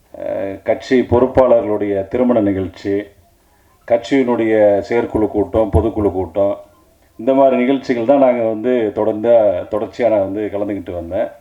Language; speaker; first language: Tamil; native; Tamil